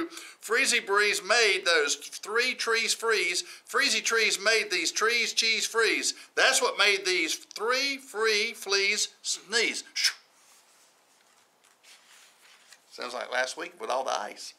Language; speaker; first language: English; native; English